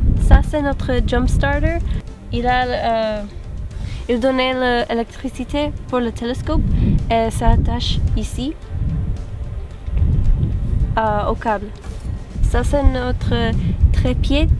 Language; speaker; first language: French; non-native, learner; English